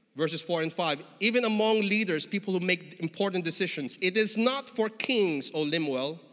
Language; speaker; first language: English; non-native, local second language; Filipino